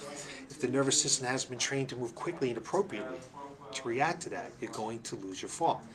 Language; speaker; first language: English; native; English